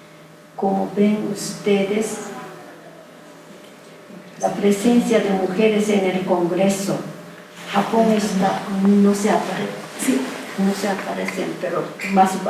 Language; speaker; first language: Spanish; non-native, fluent; Japanese